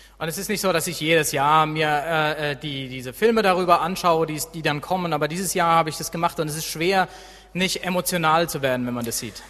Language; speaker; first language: German; native; German